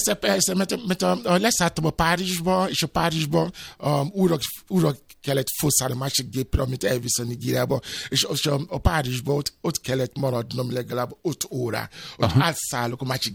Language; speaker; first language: Hungarian; non-native, fluent; Yoruba